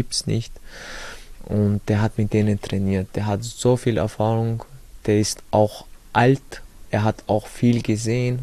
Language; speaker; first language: German; early bilingual, other home language; Chechen